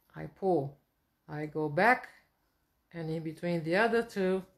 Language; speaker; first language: English; non-native, fluent; Romanian